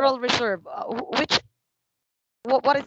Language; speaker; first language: English; non-native, fluent; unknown